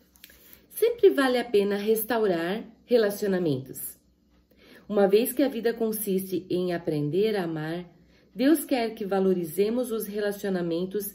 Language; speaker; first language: Portuguese; native; Portuguese